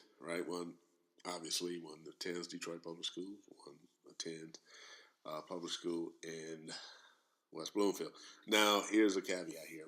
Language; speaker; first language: English; native; English